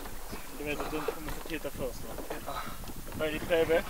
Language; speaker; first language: Swedish; native; Swedish